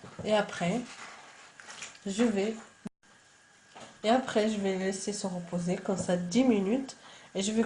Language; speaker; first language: French; non-native, local second language; Arabic